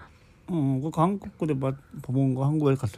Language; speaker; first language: Japanese; non-native, local second language; Korean